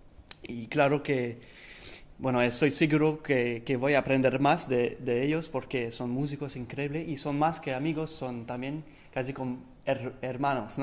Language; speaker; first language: Spanish; non-native, learner; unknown